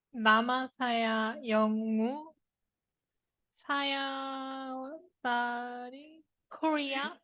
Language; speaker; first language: Indonesian; non-native, learner; Korean